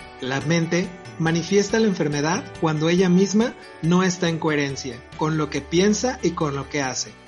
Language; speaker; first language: Spanish; native; Spanish